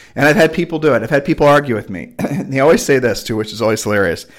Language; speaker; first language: English; native; English